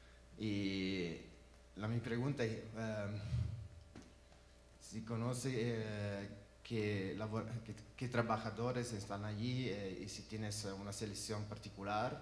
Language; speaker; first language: Spanish; non-native, learner; Italian